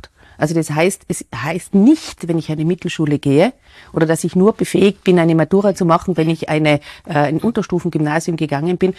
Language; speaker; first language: German; native; German